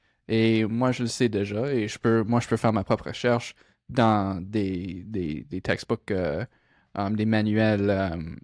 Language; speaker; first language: French; non-native, local second language; English